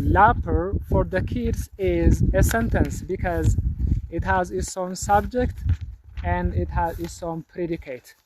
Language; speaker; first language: English; non-native, local second language; Amharic